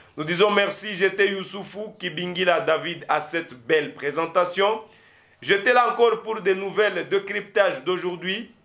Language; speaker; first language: French; non-native, local second language; Lingala